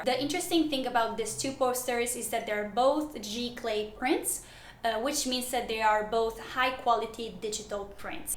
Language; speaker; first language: English; non-native, fluent; Italian